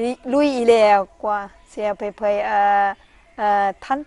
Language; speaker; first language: French; non-native, learner; Thai